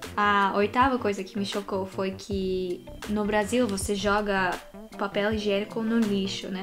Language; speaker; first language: Portuguese; non-native, fluent; Japanese